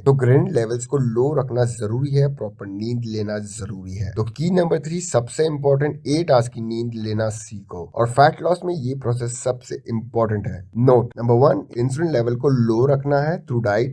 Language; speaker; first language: Hindi; native; Hindi